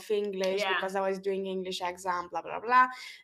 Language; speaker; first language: English; non-native, fluent; Lithuanian